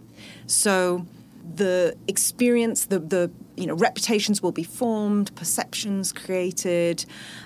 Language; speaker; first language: English; native; English